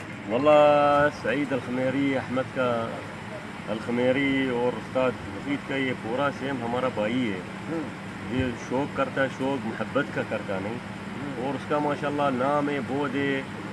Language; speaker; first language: Hindi; non-native, learner; Arabic